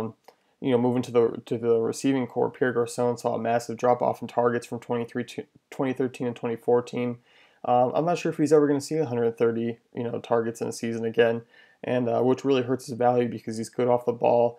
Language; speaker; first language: English; native; English